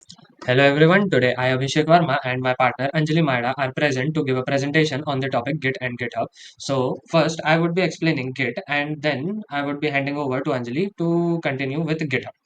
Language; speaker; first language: English; non-native, local second language; Hindi